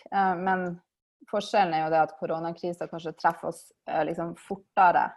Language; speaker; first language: Norwegian; native; Norwegian